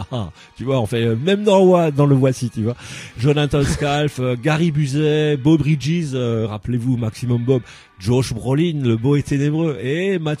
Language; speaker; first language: French; native; French